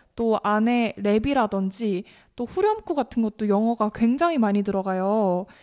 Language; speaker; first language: Korean; native; Korean